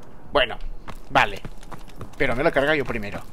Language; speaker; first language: Spanish; native; Spanish